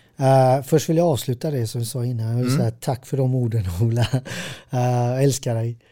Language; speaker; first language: Swedish; early bilingual, other home language; Serbian